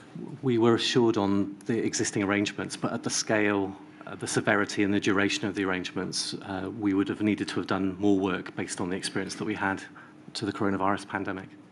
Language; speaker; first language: English; native; English